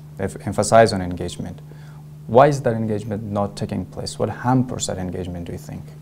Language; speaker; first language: English; non-native, fluent; Persian